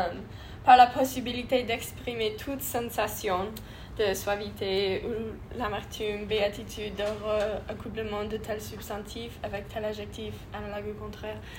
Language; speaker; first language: French; non-native, learner; English